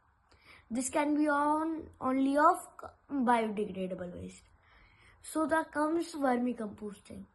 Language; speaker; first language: English; non-native, local second language; Hindi